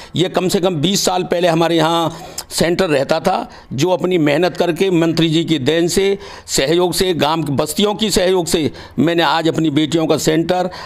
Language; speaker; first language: Hindi; native; Hindi